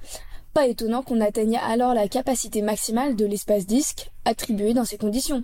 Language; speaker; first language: French; native; French